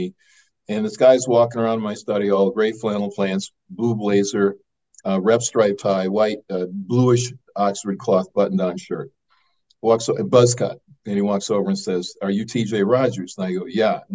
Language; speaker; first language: English; native; English